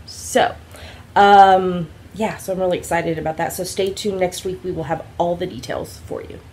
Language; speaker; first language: English; native; English